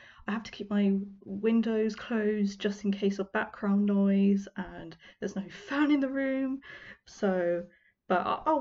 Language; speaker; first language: English; native; English